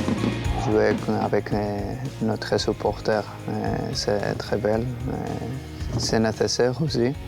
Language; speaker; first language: French; non-native, learner; Spanish